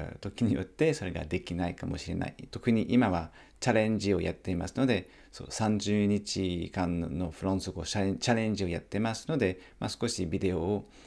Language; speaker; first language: Japanese; non-native, fluent; French